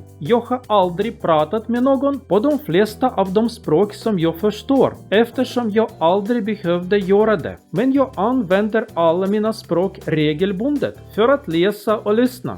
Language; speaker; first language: Swedish; non-native, learner; Russian